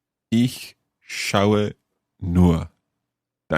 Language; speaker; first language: German; non-native, learner; English